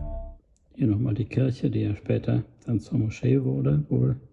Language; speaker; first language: German; native; German